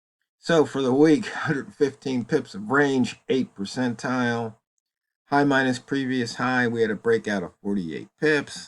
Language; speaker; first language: English; native; English